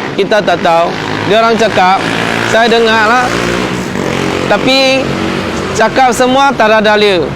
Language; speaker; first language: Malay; non-native, local second language; Chinese